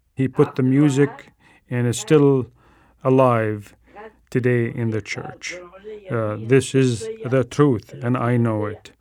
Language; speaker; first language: English; non-native, fluent; Arabic